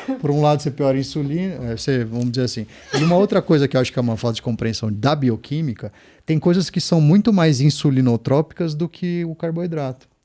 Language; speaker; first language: Portuguese; native; Portuguese